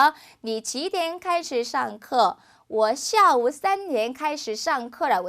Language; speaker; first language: Chinese; non-native, fluent; Korean